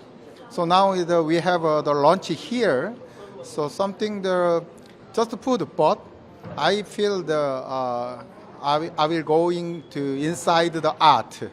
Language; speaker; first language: English; non-native, learner; Korean